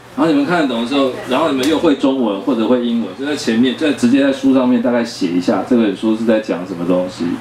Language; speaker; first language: Chinese; native; Chinese